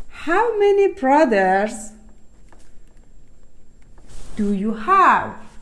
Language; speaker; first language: English; non-native, fluent; Persian